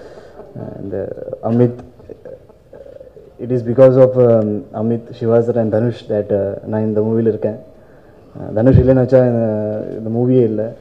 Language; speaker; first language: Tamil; non-native, fluent; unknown